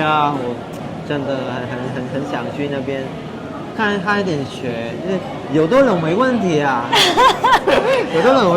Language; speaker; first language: Chinese; non-native, fluent; Vietnamese